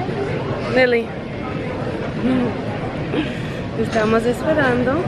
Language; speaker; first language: Spanish; early bilingual, heritage; Spanish